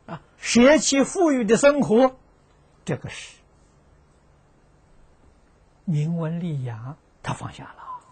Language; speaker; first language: Chinese; native; Chinese